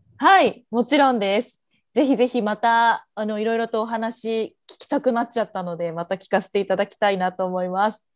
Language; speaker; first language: Japanese; native; Japanese